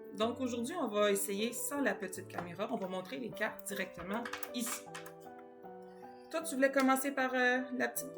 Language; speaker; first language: French; native; French